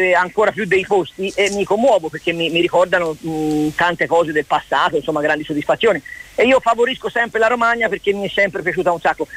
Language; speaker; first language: Italian; native; Italian